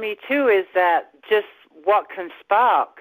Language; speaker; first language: English; native; English